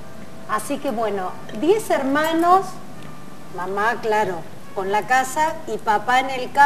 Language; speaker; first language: Spanish; native; Spanish